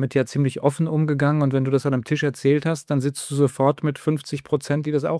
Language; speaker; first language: German; native; German